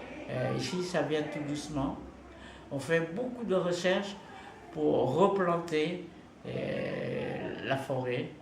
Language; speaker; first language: French; non-native, fluent; Vietnamese